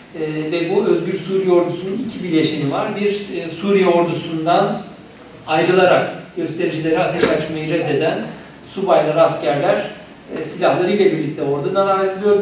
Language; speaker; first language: Turkish; native; Turkish